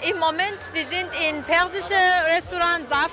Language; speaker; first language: German; non-native, learner; Persian